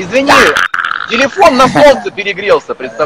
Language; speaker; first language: Russian; native; Russian